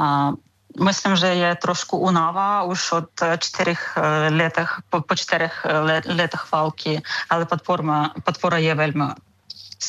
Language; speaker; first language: Czech; non-native, fluent; Ukrainian